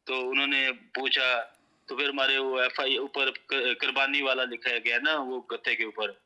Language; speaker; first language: Urdu; non-native, local second language; Punjabi